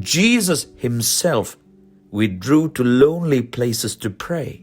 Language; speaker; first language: English; non-native, local second language; Malayalam